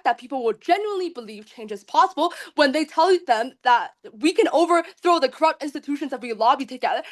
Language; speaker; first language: English; non-native, fluent; Chinese